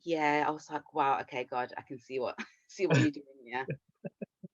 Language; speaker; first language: English; native; English